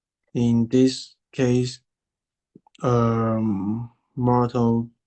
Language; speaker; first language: English; non-native, learner; Chinese